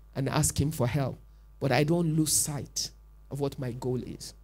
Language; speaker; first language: English; non-native, local second language; Yoruba